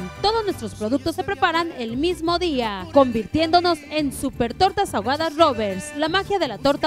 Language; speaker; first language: Spanish; native; Spanish